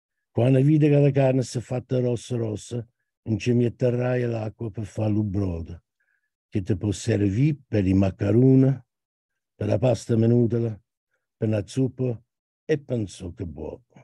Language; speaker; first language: Italian; non-native, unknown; English